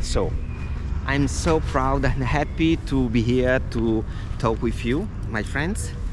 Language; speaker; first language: English; non-native, fluent; Italian